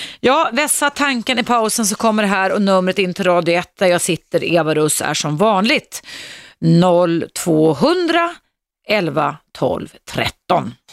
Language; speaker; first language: Swedish; native; Swedish